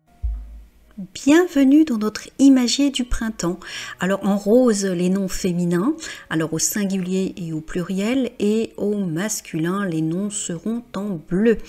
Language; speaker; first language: French; native; French